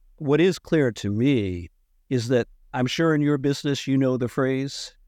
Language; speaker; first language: English; native; English